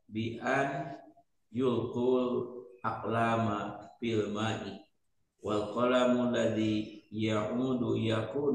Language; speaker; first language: Arabic; non-native, learner; Indonesian